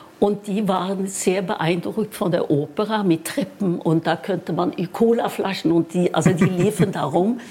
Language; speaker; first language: German; non-native, fluent; Norwegian